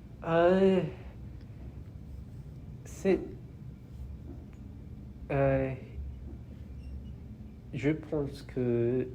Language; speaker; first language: French; non-native, learner; English